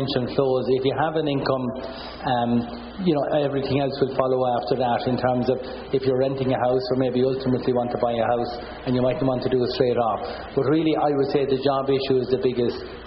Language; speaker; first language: English; native; English